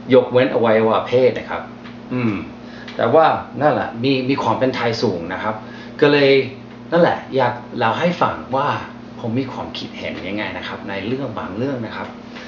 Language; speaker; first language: Thai; non-native, fluent; English